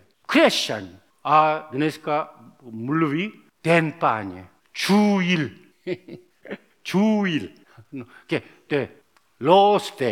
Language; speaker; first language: Czech; non-native, learner; Korean